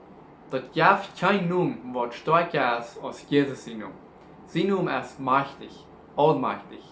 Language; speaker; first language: German; non-native, learner; Plautdietsch